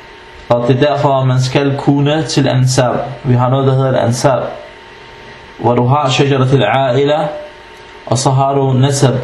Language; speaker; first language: Danish; non-native, fluent; Arabic